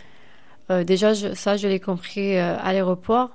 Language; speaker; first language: French; non-native, fluent; Persian